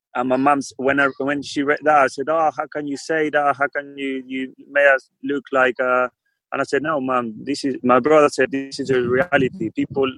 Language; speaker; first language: English; non-native, fluent; Spanish